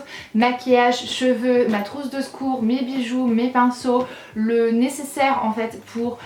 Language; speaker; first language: French; native; French